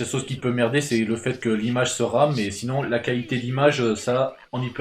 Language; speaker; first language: French; native; French